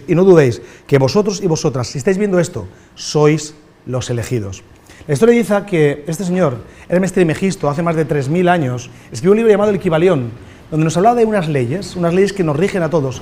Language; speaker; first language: Spanish; native; Spanish